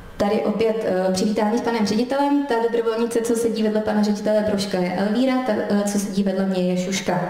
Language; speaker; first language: Czech; native; Czech